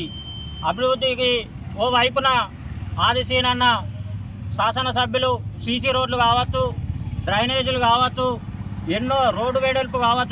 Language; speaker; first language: Telugu; native; Telugu